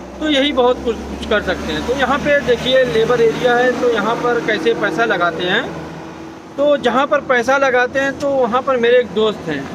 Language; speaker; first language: Hindi; native; Hindi